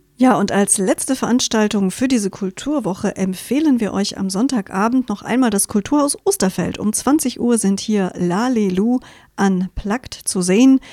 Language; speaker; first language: German; native; German